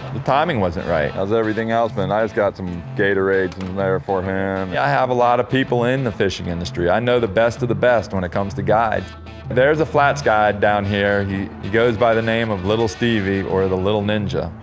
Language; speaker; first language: English; native; English